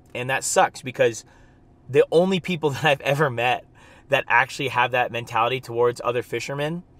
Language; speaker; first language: English; native; English